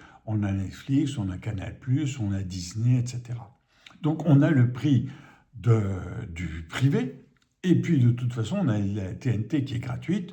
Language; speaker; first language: French; native; French